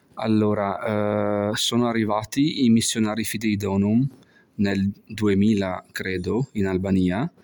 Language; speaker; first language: Italian; non-native, fluent; Albanian